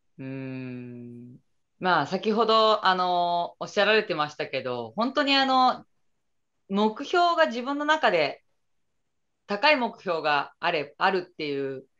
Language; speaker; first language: Japanese; native; Japanese